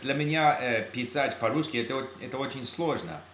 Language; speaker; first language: Russian; non-native, learner; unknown